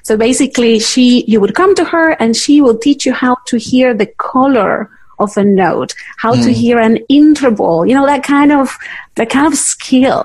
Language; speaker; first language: English; non-native, fluent; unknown